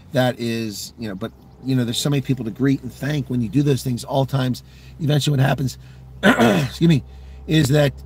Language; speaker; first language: English; native; English